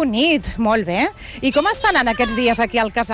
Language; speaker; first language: Catalan; native; Catalan